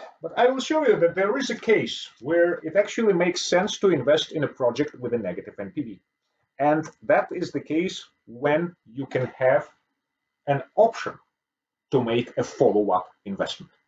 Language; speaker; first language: English; non-native, fluent; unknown